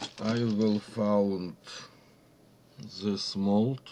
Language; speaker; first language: English; non-native, learner; Ukrainian